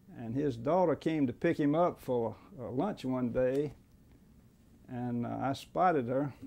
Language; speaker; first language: English; native; English